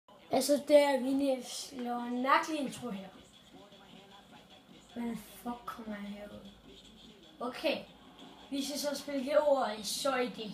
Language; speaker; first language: Danish; native; Danish